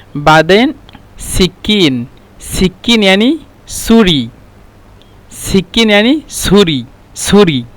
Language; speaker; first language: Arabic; non-native, fluent; Bangla